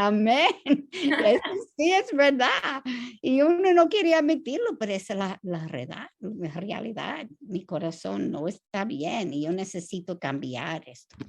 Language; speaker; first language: Spanish; non-native, fluent; English